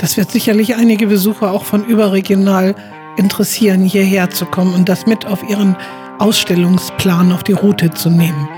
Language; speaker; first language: German; native; German